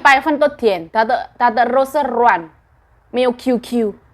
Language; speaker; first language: Chinese; non-native, learner; Javanese